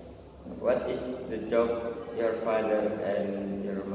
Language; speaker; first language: English; non-native, learner; Indonesian